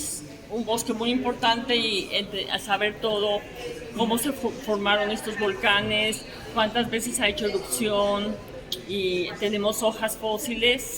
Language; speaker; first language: Spanish; native; Spanish